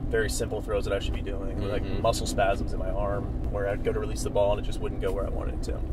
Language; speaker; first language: English; native; English